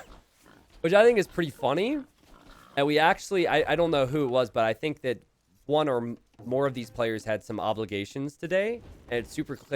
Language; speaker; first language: English; native; English